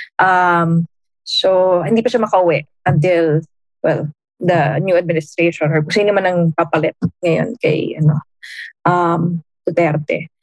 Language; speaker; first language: Filipino; native; Filipino